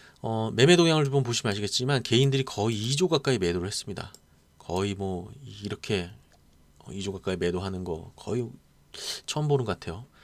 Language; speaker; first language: Korean; native; Korean